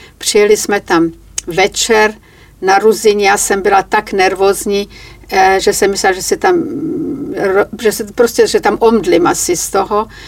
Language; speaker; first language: Czech; native; Czech